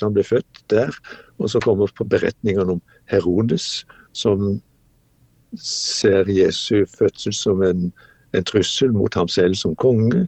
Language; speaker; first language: Norwegian; native; Norwegian